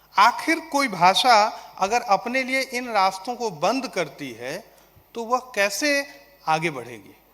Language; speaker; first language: Hindi; non-native, local second language; Maithili